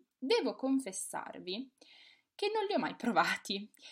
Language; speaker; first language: Italian; native; Italian